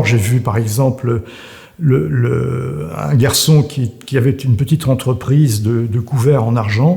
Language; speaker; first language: French; native; French